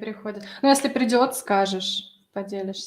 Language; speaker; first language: Russian; native; Russian